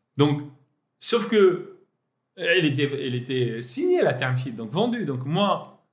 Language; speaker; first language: French; non-native, local second language; Arabic